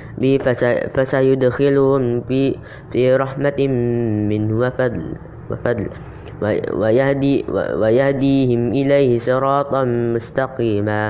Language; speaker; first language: Arabic; non-native, learner; Indonesian